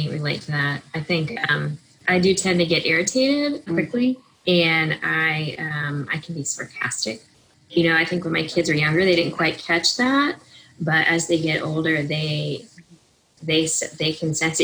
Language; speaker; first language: English; native; English